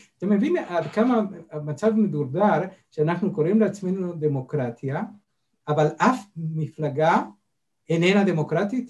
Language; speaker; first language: Hebrew; non-native, fluent; Spanish